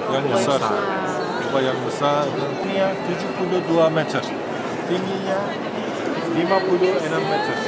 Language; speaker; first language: Indonesian; non-native, fluent; Turkish